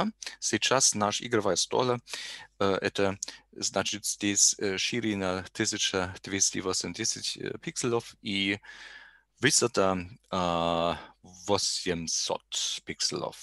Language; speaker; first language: Russian; non-native, learner; German